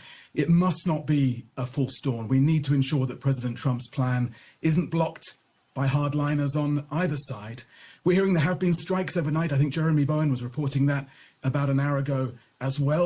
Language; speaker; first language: English; native; English